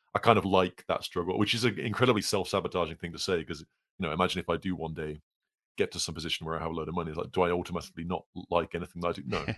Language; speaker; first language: English; native; English